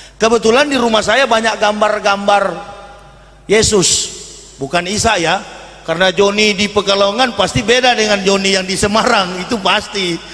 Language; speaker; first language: Indonesian; native; Indonesian